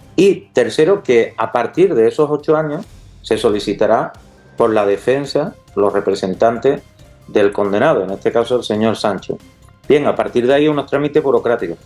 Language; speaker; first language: Spanish; native; Spanish